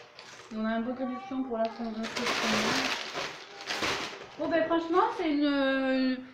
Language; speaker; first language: French; native; French